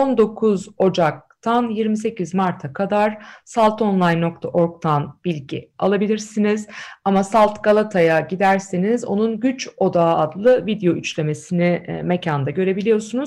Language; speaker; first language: Turkish; native; Turkish